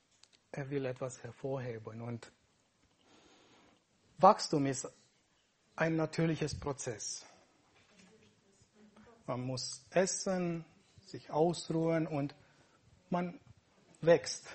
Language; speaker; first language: German; non-native, fluent; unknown